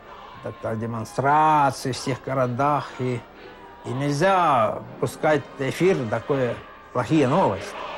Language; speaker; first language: Russian; native; Russian